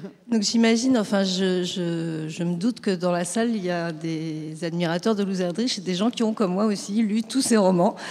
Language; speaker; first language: French; native; French